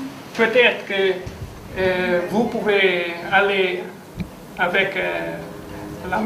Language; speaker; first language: French; non-native, learner; Italian